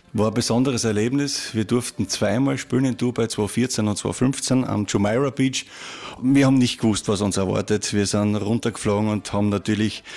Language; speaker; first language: German; native; German